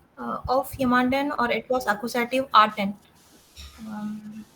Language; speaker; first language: German; non-native, learner; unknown